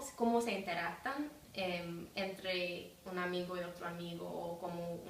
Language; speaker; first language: Spanish; non-native, fluent; English